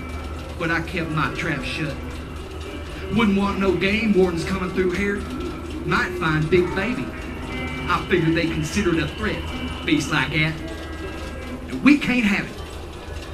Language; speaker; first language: English; native; English